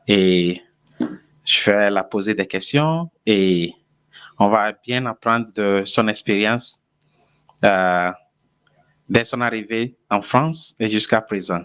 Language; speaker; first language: French; non-native, fluent; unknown